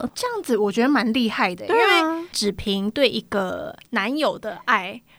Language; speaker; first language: Chinese; native; Chinese